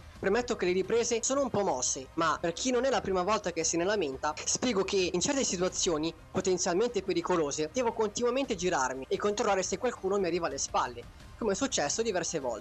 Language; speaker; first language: Italian; native; Italian